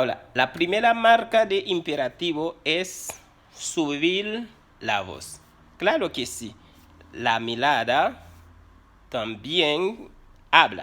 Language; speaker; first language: Spanish; non-native, fluent; Haitian Creole